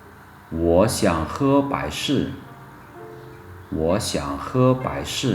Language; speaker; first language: Chinese; non-native, fluent; Lao